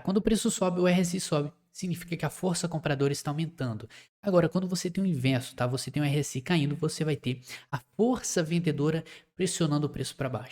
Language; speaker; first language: Portuguese; native; Portuguese